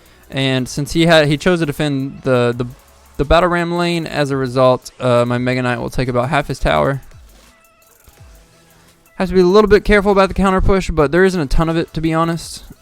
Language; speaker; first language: English; native; English